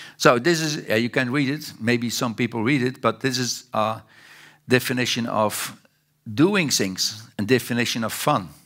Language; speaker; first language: English; non-native, fluent; Dutch